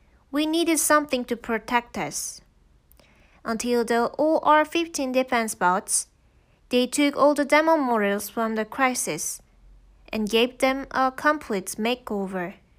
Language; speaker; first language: English; non-native, learner; Korean